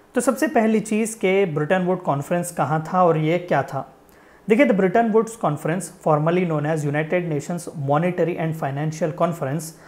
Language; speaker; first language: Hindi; non-native, local second language; Telugu